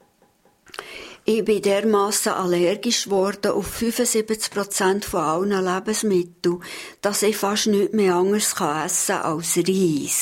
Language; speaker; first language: German; native; German